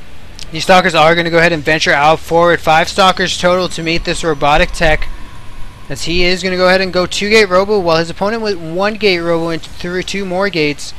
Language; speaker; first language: English; native; English